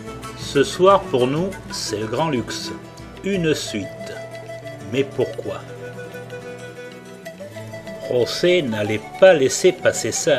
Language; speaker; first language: French; native; French